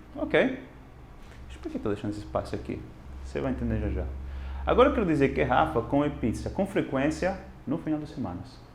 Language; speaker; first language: Portuguese; non-native, fluent; Italian